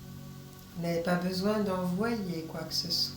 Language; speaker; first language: French; native; French